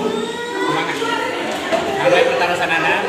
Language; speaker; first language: Indonesian; non-native, local second language; Sundanese